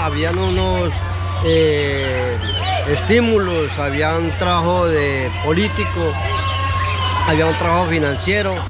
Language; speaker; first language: Spanish; native; Spanish